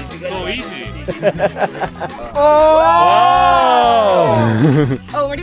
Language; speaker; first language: English; non-native, learner; Indonesian